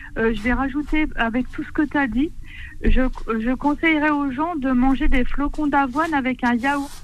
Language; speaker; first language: French; native; French